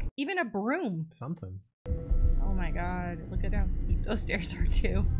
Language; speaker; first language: English; native; English